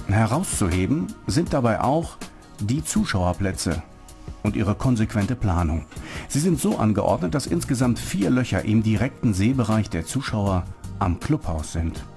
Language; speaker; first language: German; native; German